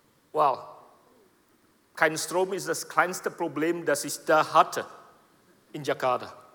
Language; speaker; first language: German; non-native, fluent; Indonesian